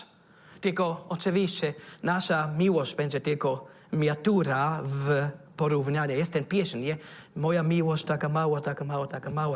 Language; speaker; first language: Polish; non-native, learner; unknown